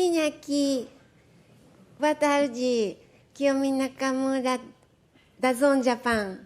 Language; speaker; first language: Portuguese; non-native, learner; Japanese